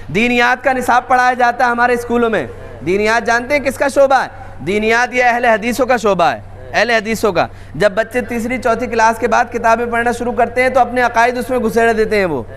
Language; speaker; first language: Urdu; native; Urdu